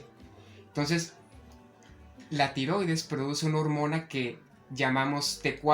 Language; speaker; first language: Spanish; native; Spanish